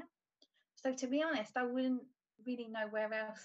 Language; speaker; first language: English; native; English